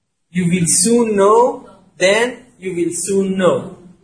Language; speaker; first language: English; non-native, fluent; Persian